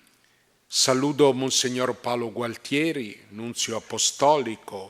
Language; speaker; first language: Spanish; non-native, fluent; Italian